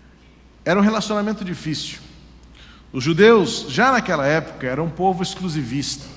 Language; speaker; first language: Portuguese; native; Portuguese